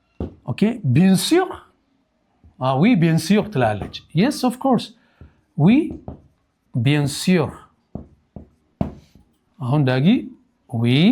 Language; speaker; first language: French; non-native, fluent; Amharic